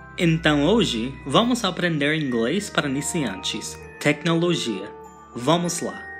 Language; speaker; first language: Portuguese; non-native, fluent; English